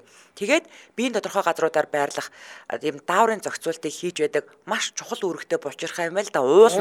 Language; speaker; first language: Mongolian; native; Mongolian